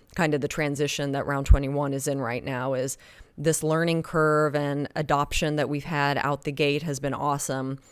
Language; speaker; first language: English; native; English